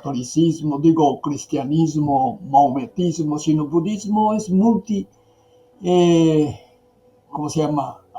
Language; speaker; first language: Spanish; non-native, fluent; Japanese